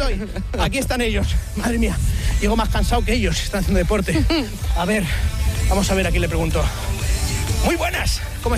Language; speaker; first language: Spanish; native; Spanish